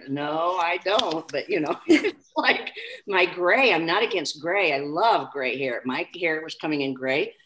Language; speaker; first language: English; native; English